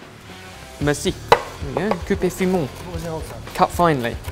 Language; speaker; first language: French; non-native, learner; English